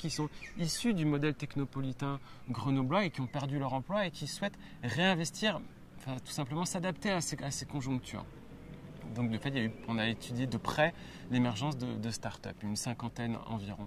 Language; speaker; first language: French; native; French